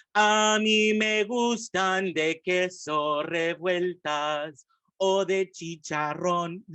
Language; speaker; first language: Spanish; early bilingual, heritage; Spanish